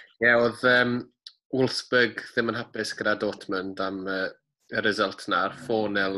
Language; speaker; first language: Welsh; native; Welsh